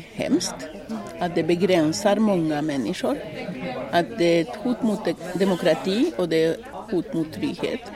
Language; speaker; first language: Swedish; non-native, fluent; Spanish